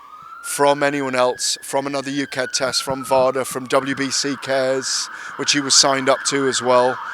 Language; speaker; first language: English; native; English